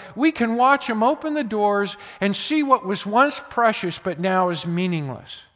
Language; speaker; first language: English; native; English